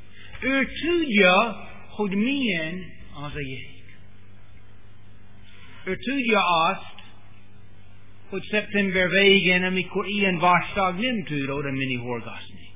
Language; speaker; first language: Hungarian; non-native, learner; English